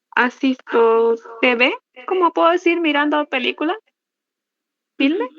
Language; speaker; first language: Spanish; non-native, learner; Portuguese